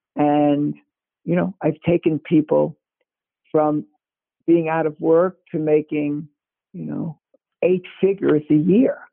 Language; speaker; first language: English; native; English